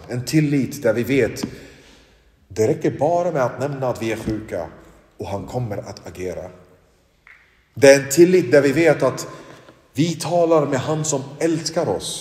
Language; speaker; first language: Swedish; non-native, local second language; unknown